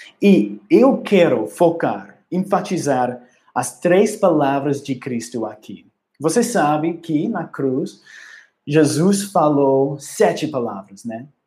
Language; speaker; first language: Portuguese; non-native, learner; English